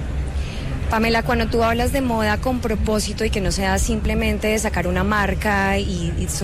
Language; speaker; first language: Spanish; native; Spanish